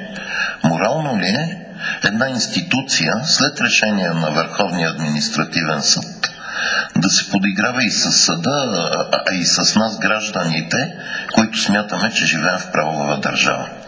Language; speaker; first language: Bulgarian; native; Bulgarian